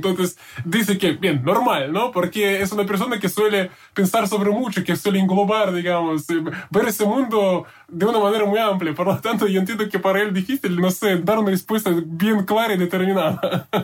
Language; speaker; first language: Spanish; non-native, fluent; Russian